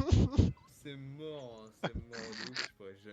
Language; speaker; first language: French; native; French